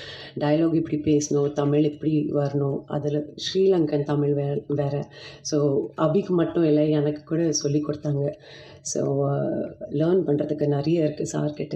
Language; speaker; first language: Tamil; non-native, fluent; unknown